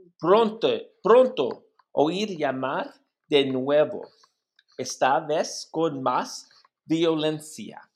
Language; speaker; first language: Spanish; non-native, learner; English